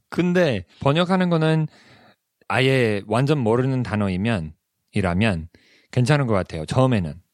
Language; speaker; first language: Korean; non-native, fluent; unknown